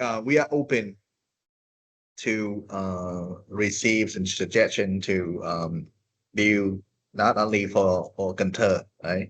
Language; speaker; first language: English; non-native, fluent; Vietnamese